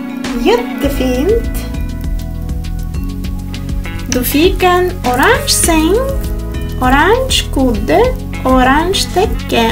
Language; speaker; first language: Swedish; non-native, fluent; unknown